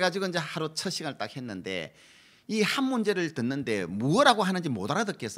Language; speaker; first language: Korean; native; Korean